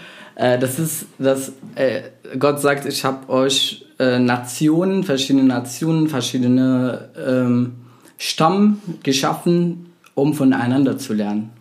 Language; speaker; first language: German; non-native, fluent; Arabic